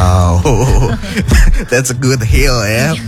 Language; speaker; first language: English; non-native, fluent; Indonesian